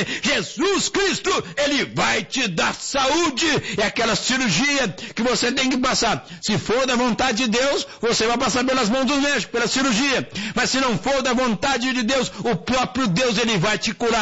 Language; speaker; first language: Portuguese; native; Portuguese